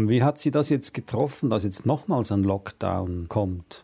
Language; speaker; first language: German; native; German